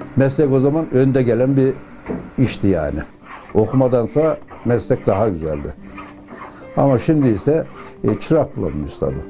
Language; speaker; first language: Turkish; native; Turkish